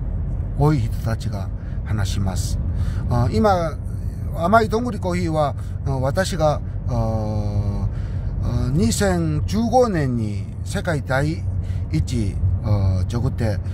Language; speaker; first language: Japanese; non-native, learner; Korean